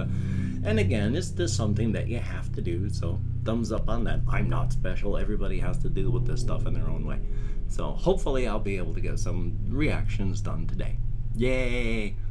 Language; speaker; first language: English; native; English